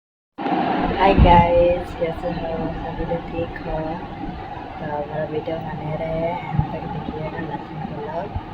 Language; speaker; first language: Hindi; non-native, local second language; Bangla